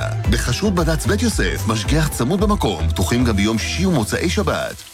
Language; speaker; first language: Hebrew; native; Hebrew